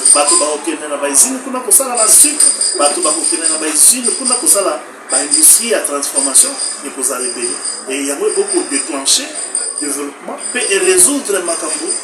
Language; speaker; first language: Lingala; native; Lingala